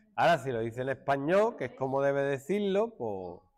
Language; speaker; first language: Spanish; native; Spanish